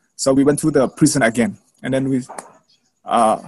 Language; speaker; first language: English; non-native, learner; Burmese